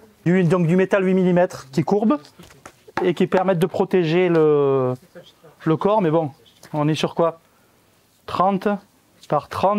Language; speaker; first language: French; native; French